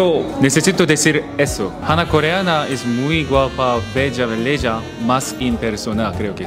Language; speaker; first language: Spanish; non-native, learner; Korean